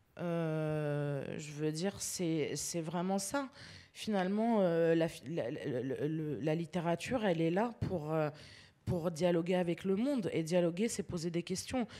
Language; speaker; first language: French; early bilingual, other home language; Arabic